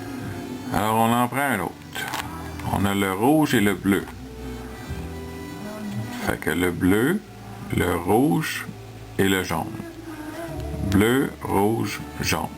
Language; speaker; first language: French; native; French